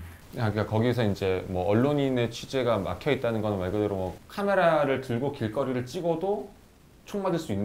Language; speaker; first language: Korean; native; Korean